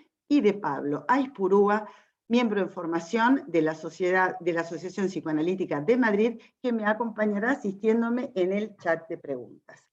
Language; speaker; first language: Spanish; native; Spanish